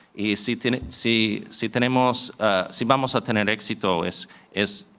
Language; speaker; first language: Spanish; non-native, fluent; English